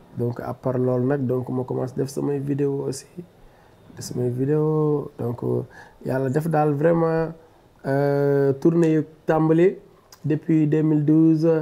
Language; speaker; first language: Wolof; non-native, local second language; Fula